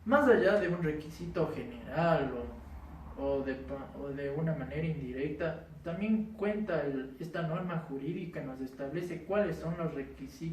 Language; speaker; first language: Spanish; native; Spanish